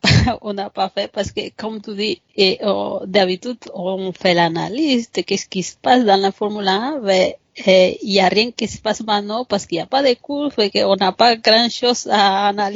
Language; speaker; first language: French; non-native, fluent; Spanish